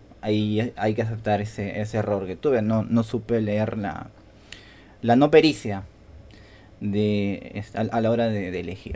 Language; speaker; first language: Spanish; native; Spanish